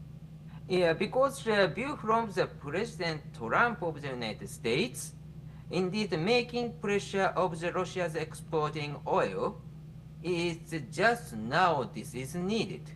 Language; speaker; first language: English; non-native, fluent; Japanese